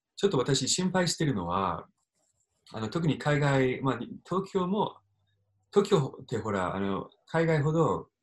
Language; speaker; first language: Japanese; non-native, fluent; English